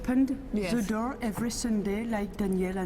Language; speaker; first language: English; non-native, learner; French